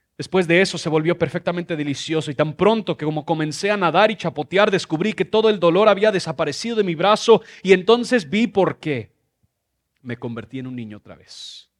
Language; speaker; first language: Spanish; non-native, fluent; English